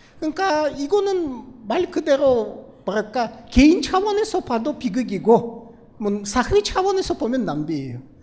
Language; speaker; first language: Korean; non-native, fluent; Russian